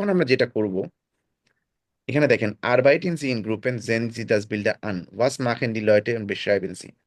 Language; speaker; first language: German; non-native, fluent; Bangla